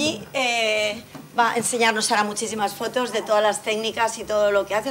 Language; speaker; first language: Spanish; native; Spanish